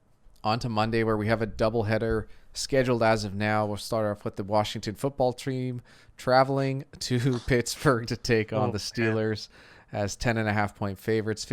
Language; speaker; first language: English; native; English